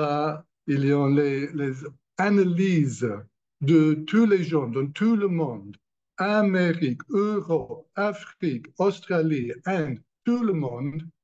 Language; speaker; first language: French; non-native, learner; English